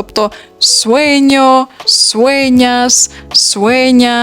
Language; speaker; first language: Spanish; non-native, fluent; Ukrainian